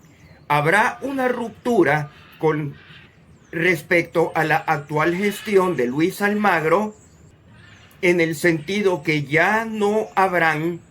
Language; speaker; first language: Spanish; native; Spanish